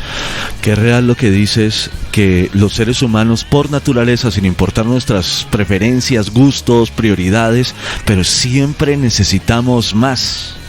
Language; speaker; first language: Spanish; native; Spanish